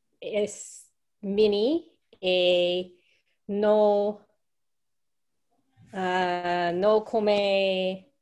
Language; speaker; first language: Spanish; non-native, learner; English